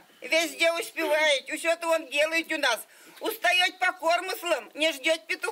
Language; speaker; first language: Russian; native; Russian